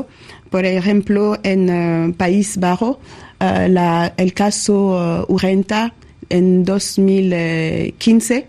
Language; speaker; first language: Spanish; non-native, learner; French